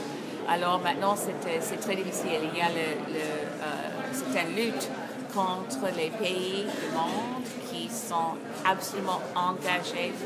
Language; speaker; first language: French; non-native, learner; English